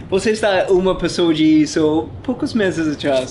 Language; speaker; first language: Portuguese; non-native, learner; English